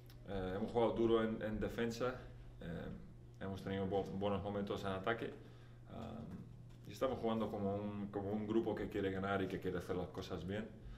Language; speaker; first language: Spanish; non-native, fluent; Latvian